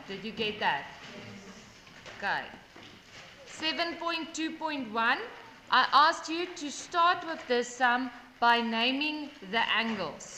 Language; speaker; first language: English; non-native, local second language; Afrikaans